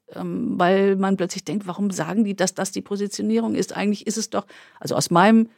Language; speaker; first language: German; native; German